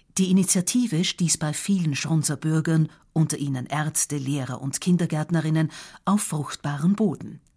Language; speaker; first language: German; native; German